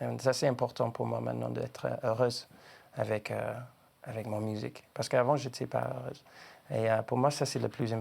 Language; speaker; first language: French; non-native, learner; English